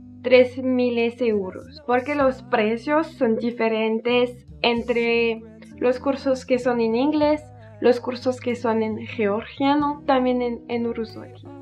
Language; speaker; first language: Spanish; non-native, learner; French